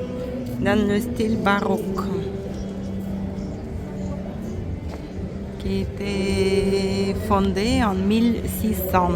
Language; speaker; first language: French; non-native, learner; Russian